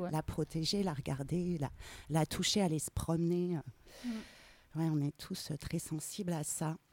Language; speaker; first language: French; native; French